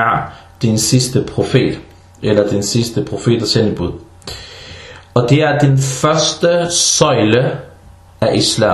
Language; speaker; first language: Danish; non-native, fluent; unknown